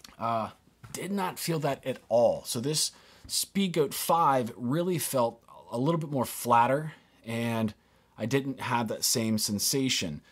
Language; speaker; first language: English; native; English